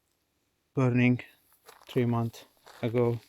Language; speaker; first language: English; non-native, learner; Finnish